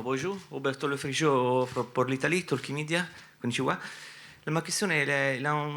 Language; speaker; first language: French; non-native, learner; Italian